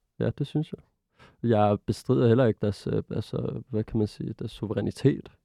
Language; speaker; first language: Danish; early bilingual, other home language; Arabic